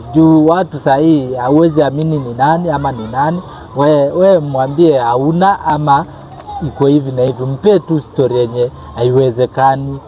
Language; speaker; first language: Swahili; native; Swahili